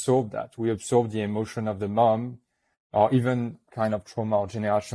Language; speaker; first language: English; non-native, fluent; French